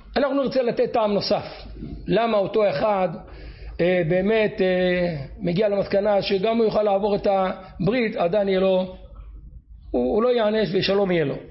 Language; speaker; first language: Hebrew; native; Hebrew